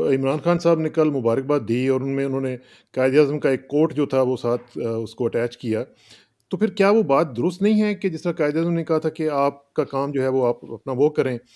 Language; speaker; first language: Urdu; non-native, local second language; Punjabi